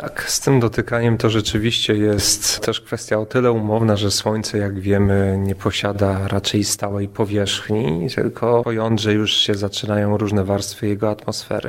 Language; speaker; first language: Polish; native; Polish